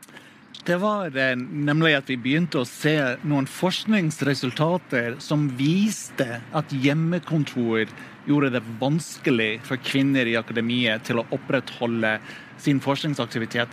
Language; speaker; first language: Norwegian; non-native, fluent; English